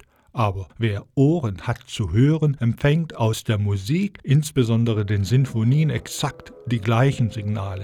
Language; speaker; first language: German; native; German